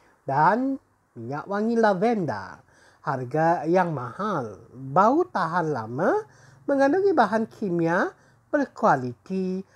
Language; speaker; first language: Malay; native; Malay